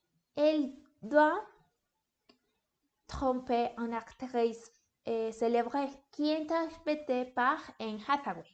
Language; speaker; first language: French; non-native, learner; English